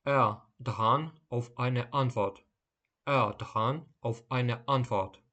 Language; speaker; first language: German; non-native, fluent; Ukrainian